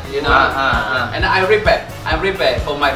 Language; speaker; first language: English; non-native, learner; Malay